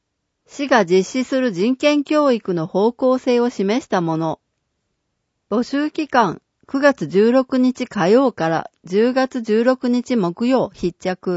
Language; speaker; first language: Japanese; native; Japanese